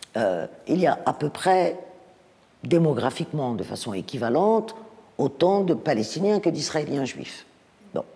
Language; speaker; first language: French; native; French